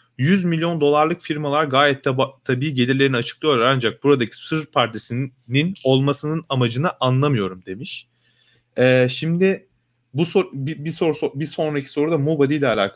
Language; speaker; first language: Turkish; native; Turkish